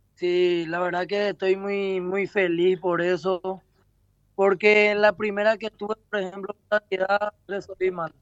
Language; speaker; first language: Spanish; native; Spanish